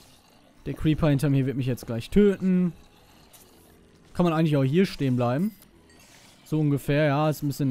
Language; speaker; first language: German; native; German